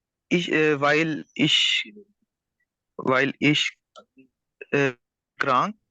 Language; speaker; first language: German; non-native, learner; Urdu